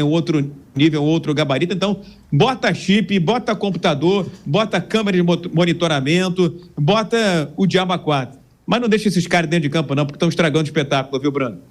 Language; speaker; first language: Portuguese; native; Portuguese